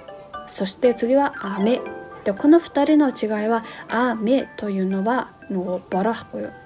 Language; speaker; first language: Japanese; non-native, fluent; Mongolian